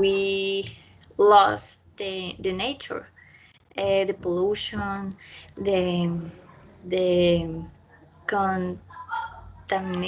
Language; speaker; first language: English; non-native, learner; Spanish